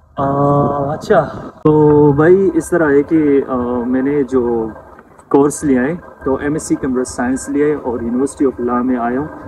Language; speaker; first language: Urdu; non-native, local second language; Pashto